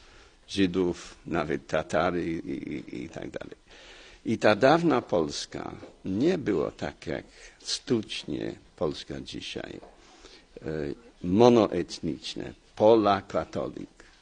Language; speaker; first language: Polish; non-native, fluent; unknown